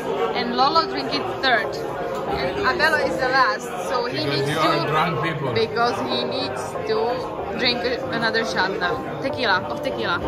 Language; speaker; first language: English; non-native, learner; Czech